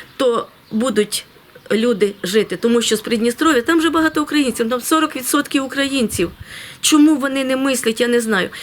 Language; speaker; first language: Ukrainian; native; Ukrainian